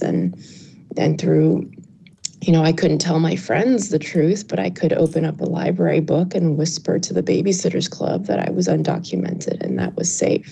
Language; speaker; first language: English; early bilingual, other home language; Chinese